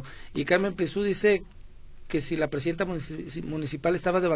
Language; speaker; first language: Spanish; native; Spanish